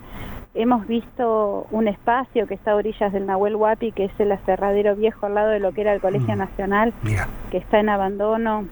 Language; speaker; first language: Spanish; native; Spanish